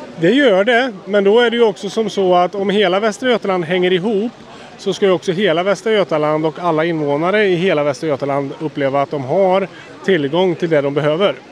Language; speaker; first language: Swedish; native; Swedish